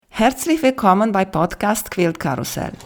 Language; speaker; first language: German; non-native, fluent; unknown